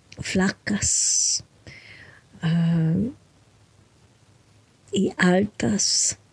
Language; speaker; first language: Spanish; non-native, fluent; French